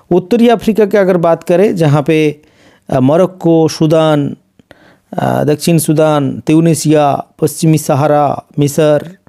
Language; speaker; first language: Hindi; non-native, local second language; Bangla